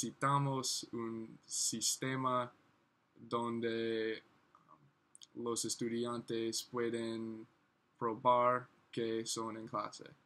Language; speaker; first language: Spanish; non-native, learner; English